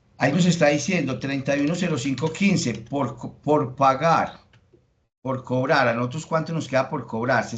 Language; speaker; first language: Spanish; native; Spanish